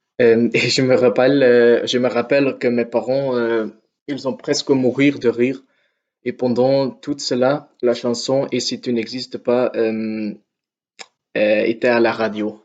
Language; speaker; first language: French; non-native, local second language; Dutch